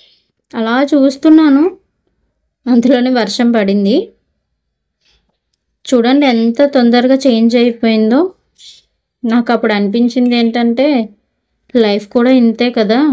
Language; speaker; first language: Telugu; native; Telugu